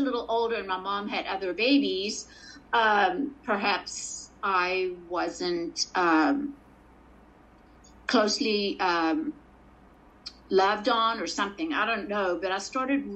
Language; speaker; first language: English; native; English